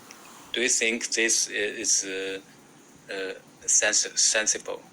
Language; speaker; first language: English; non-native, learner; Chinese